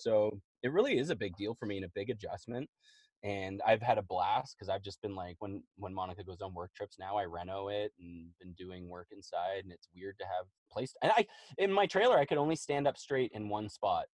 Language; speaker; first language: English; native; English